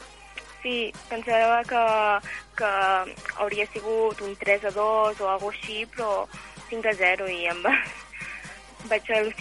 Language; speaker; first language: Catalan; early bilingual, heritage; Catalan